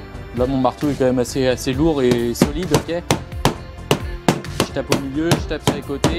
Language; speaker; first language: French; native; French